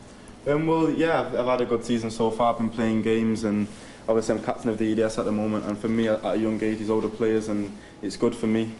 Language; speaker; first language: English; native; English